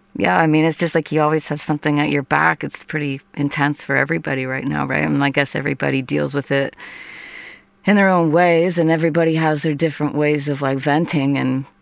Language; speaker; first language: English; native; English